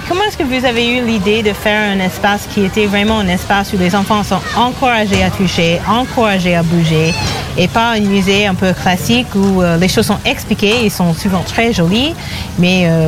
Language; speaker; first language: French; non-native, fluent; English